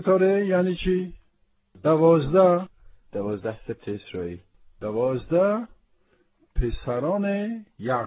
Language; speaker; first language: Persian; non-native, fluent; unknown